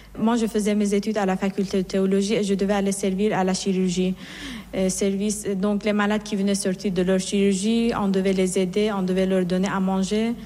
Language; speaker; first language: French; non-native, fluent; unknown